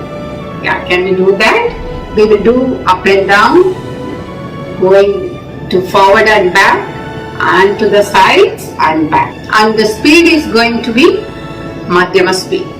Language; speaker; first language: English; non-native, local second language; Tamil